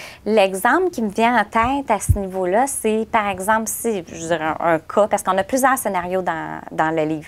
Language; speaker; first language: French; native; French